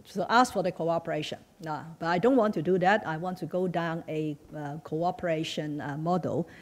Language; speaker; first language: English; non-native, local second language; Chinese